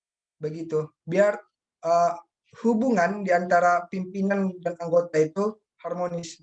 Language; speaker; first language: Indonesian; native; Indonesian